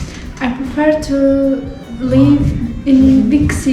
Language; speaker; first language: English; non-native, learner; Uzbek